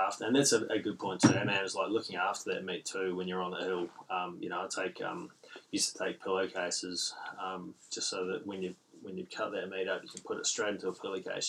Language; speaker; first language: English; native; English